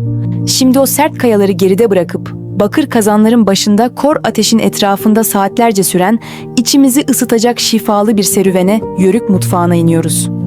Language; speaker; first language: Turkish; native; Turkish